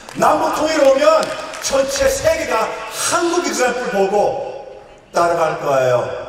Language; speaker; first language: Korean; early bilingual, heritage; Korean